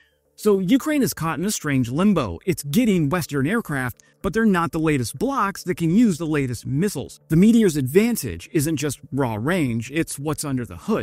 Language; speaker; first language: English; native; English